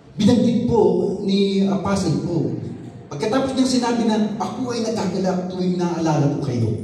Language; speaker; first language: Filipino; non-native, local second language; Iloko